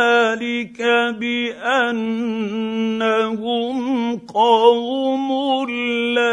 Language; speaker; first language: Arabic; native; Arabic